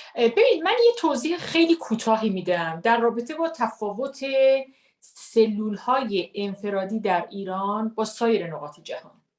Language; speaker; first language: Persian; native; Persian